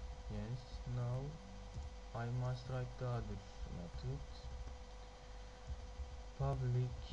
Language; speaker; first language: English; non-native, learner; Turkish